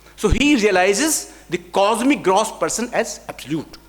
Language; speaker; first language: English; non-native, local second language; Hindi